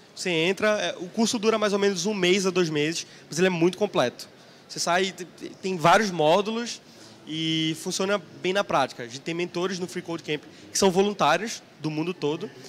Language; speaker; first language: Portuguese; native; Portuguese